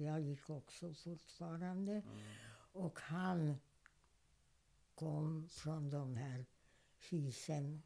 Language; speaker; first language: Swedish; non-native, fluent; Hungarian